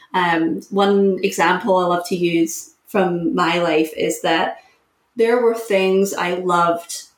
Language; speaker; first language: English; native; English